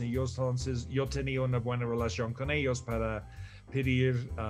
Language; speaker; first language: Spanish; non-native, fluent; English